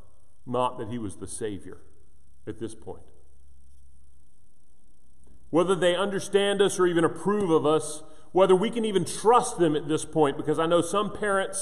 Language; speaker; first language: English; native; English